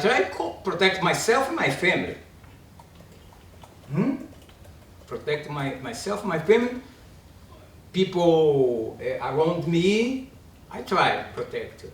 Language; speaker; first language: English; non-native, learner; Portuguese